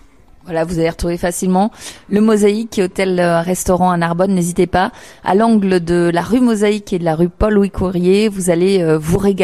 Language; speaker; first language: French; native; French